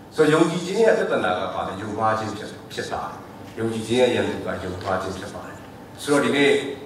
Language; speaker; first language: Burmese; non-native, local second language; S'gaw Karen